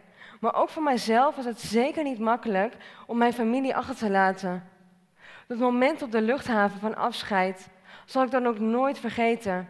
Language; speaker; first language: Dutch; native; Dutch